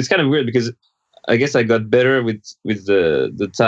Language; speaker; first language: English; non-native, fluent; French